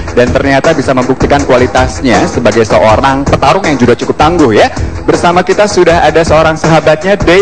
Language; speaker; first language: Indonesian; native; Indonesian